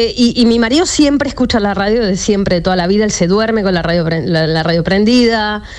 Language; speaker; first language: Spanish; native; Spanish